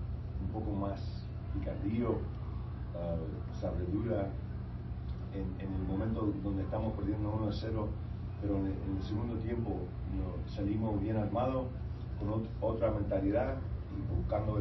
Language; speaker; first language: Spanish; early bilingual, heritage; Spanish